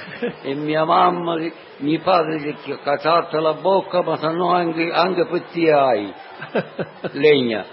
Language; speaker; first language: Italian; non-native, learner; Sicilian